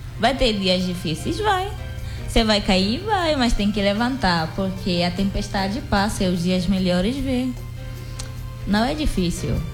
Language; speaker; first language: Portuguese; non-native, local second language; Upper Guinea Crioulo